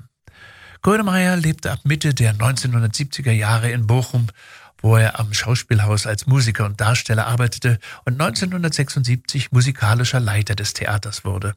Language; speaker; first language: German; native; German